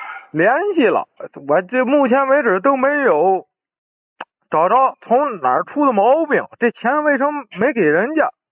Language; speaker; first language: Chinese; native; Chinese